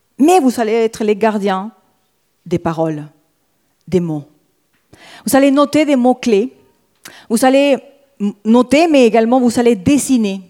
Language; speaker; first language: French; non-native, fluent; Spanish